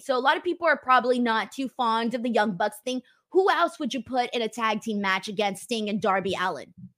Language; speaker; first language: English; native; English